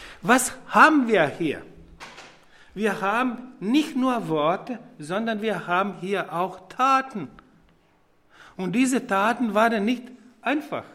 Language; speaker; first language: German; non-native, fluent; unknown